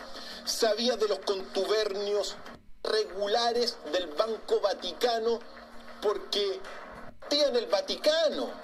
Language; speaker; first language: Spanish; native; Spanish